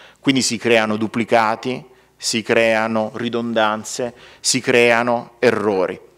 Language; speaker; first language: Italian; native; Italian